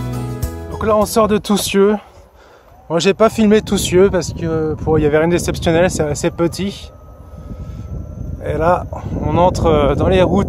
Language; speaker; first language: French; native; French